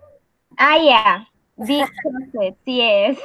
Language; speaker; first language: English; non-native, learner; Spanish